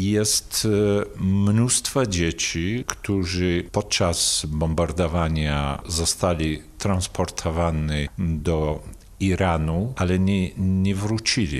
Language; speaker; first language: Polish; non-native, fluent; Kurdish